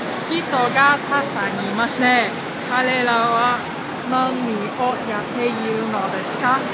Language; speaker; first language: Japanese; non-native, learner; Cantonese